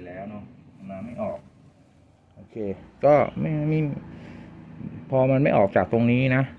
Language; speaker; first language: Thai; native; Thai